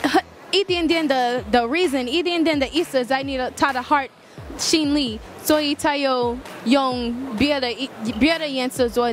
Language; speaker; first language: Chinese; non-native, learner; English